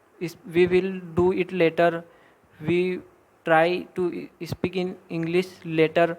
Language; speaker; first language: English; non-native, learner; Hindi